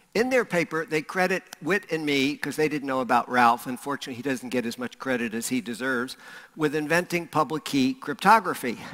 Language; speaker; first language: English; native; English